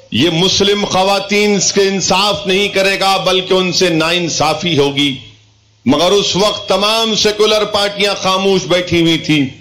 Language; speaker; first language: Urdu; native; Urdu